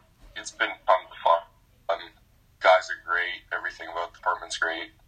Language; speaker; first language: English; native; English